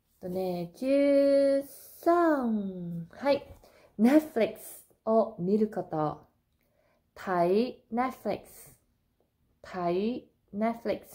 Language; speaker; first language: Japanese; non-native, fluent; Cantonese